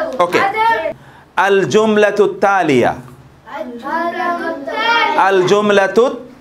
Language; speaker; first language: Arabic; non-native, fluent; Bangla